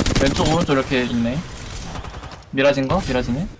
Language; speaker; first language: Korean; native; Korean